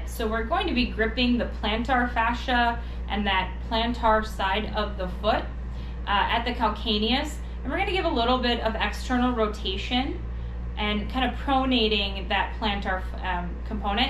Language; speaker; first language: English; native; English